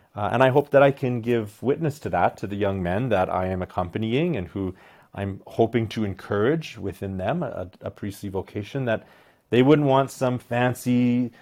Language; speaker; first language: English; native; English